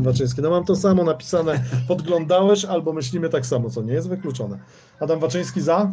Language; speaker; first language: Polish; native; Polish